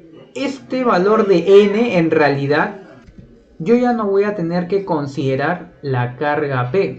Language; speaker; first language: Spanish; native; Spanish